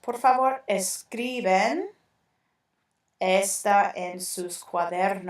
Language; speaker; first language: Spanish; non-native, fluent; English